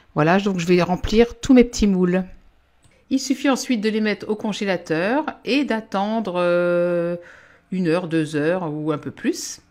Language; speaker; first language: French; native; French